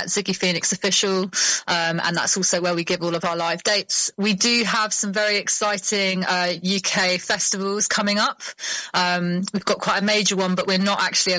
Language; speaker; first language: English; native; English